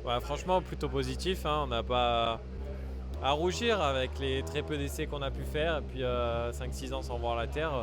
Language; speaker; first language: French; native; French